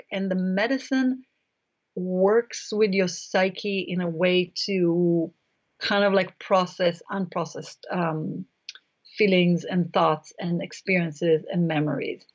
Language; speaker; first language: English; non-native, fluent; Hebrew